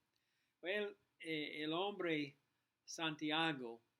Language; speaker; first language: Spanish; non-native, learner; English